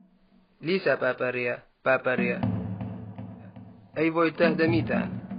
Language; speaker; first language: Finnish; non-native, learner; Arabic